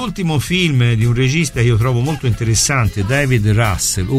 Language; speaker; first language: Italian; native; Italian